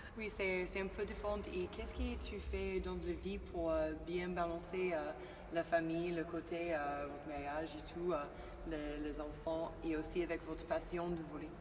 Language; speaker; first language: French; non-native, learner; English